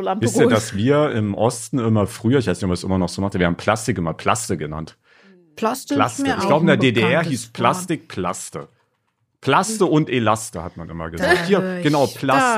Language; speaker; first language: German; native; German